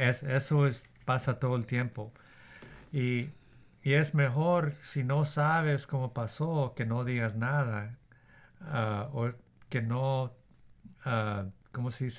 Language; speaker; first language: Spanish; early bilingual, heritage; Spanish